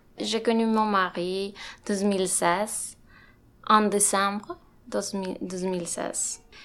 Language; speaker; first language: French; non-native, learner; Spanish